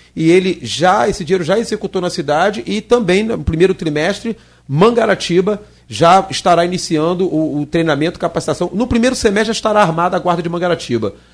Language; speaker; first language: Portuguese; native; Portuguese